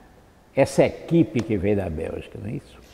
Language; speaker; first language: Portuguese; native; Portuguese